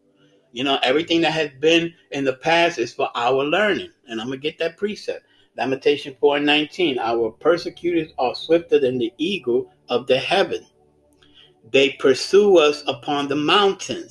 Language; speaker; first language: English; native; English